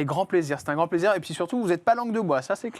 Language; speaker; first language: French; native; French